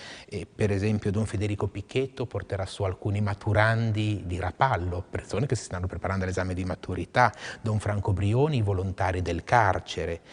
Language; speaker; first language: Italian; native; Italian